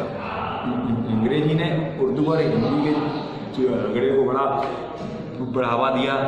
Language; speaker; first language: Hindi; native; Hindi